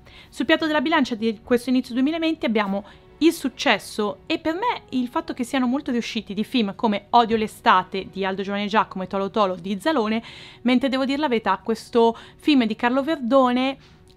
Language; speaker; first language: Italian; native; Italian